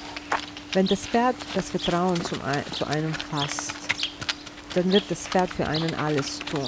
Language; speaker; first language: German; non-native, fluent; Bosnian